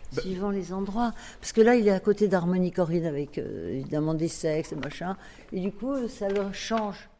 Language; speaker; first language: French; native; French